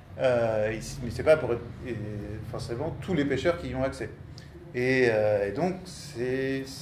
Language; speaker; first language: French; native; French